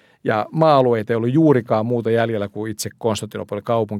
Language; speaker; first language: Finnish; native; Finnish